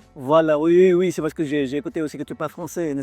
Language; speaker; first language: French; non-native, fluent; Filipino